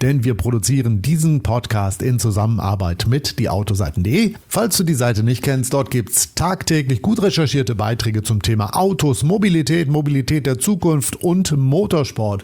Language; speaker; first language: German; native; German